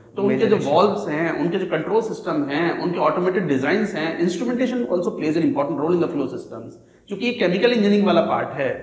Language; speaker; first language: Hindi; native; Hindi